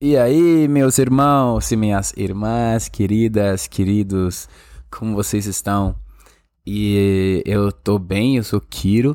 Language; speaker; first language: Portuguese; non-native, fluent; Spanish